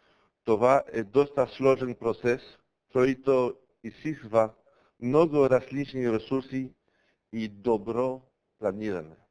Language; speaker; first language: Bulgarian; non-native, learner; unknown